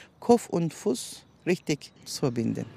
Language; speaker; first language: German; non-native, learner; Turkish